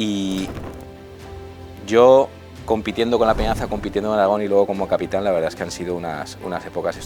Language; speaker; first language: Spanish; native; Spanish